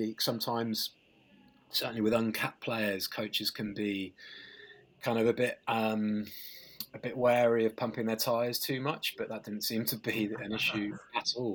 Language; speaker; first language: English; native; English